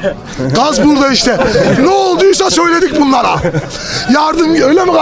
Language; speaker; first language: Turkish; native; Turkish